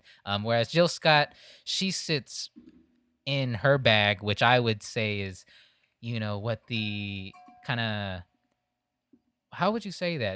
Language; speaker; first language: English; native; English